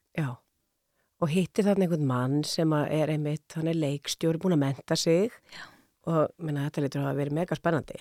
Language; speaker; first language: Icelandic; native; Icelandic